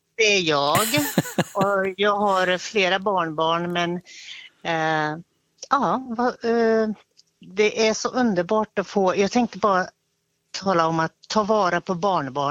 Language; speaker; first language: Swedish; native; Swedish